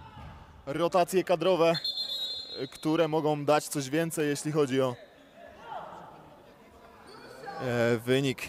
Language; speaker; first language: Polish; native; Polish